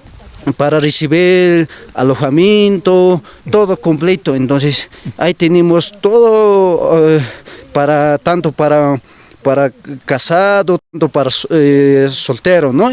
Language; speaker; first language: Spanish; non-native, local second language; Aymara